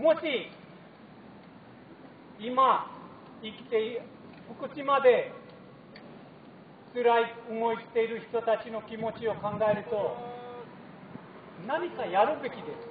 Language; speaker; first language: Japanese; non-native, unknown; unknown